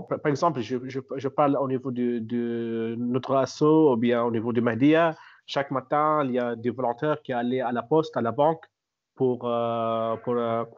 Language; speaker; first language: French; non-native, local second language; Arabic